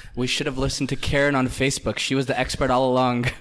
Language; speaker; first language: English; non-native, fluent; Russian